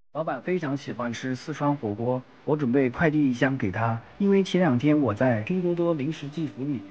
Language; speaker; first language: Chinese; native; Chinese